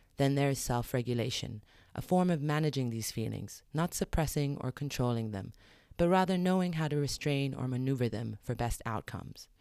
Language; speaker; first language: English; early bilingual, other home language; Arabic